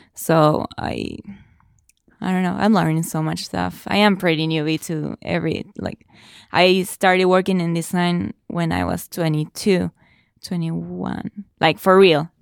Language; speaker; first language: English; non-native, fluent; Spanish